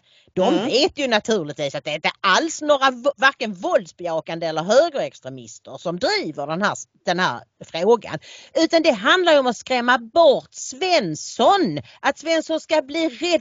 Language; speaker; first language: Swedish; native; Swedish